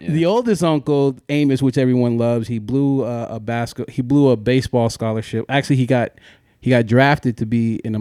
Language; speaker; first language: English; native; English